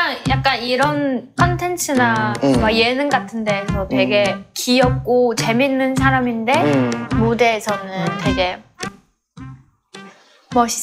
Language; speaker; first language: Korean; non-native, fluent; Chinese